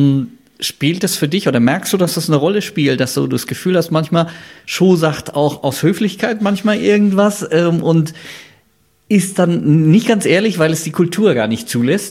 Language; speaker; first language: German; native; German